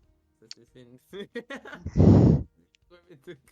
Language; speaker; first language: French; native; French